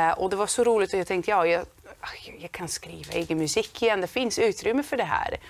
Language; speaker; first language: Swedish; non-native, fluent; Dutch